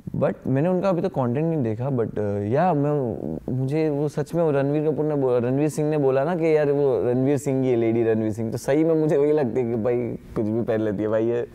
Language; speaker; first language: Hindi; non-native, local second language; Gujarati